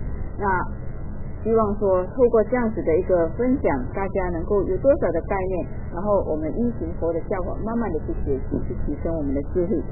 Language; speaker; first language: Chinese; native; Chinese